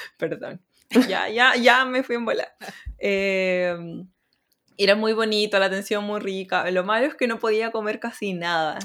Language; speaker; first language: Spanish; native; Spanish